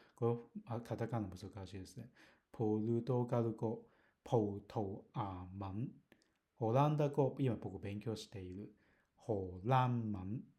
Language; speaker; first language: Japanese; non-native, learner; Cantonese